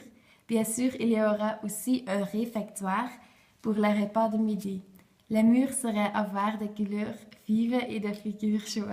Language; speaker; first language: French; non-native, learner; Dutch